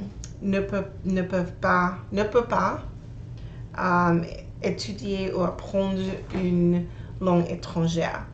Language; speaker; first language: French; non-native, learner; English